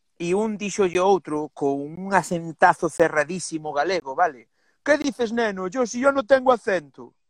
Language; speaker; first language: Galician; native; Galician